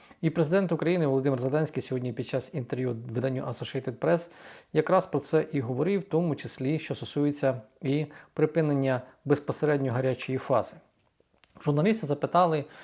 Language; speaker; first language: Ukrainian; native; Ukrainian